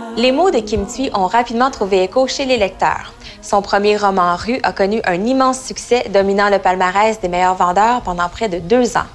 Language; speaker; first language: French; native; French